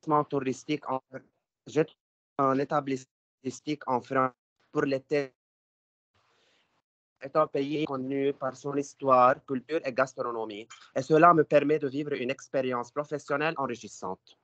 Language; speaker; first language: French; non-native, learner; Arabic